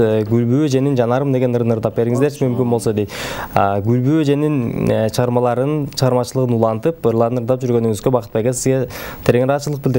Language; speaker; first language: Kyrgyz; native; Kyrgyz